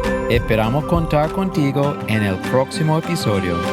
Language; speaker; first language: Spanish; non-native, fluent; English